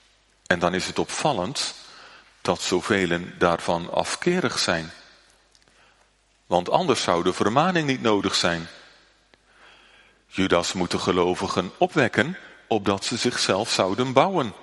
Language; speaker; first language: Dutch; native; Dutch